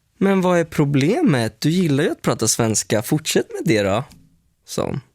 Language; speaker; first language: Swedish; early bilingual, other home language; Spanish